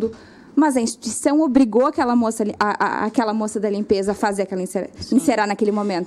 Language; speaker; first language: Portuguese; native; Portuguese